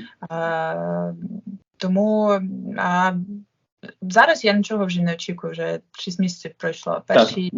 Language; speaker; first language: Ukrainian; non-native, local second language; Russian